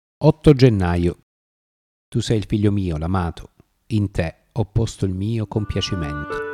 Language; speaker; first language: Italian; native; Italian